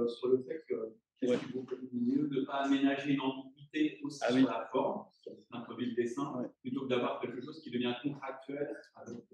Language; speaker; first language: French; native; French